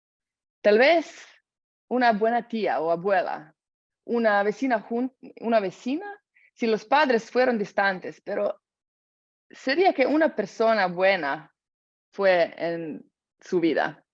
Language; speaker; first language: Spanish; non-native, fluent; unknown